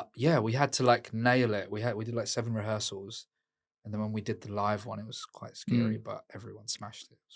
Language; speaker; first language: English; native; English